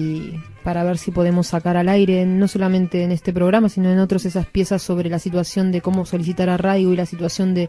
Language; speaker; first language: Spanish; native; Spanish